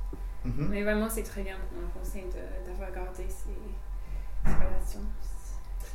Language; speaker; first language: French; non-native, fluent; English